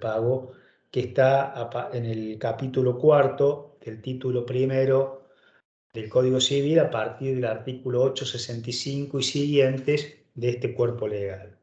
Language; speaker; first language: Spanish; native; Spanish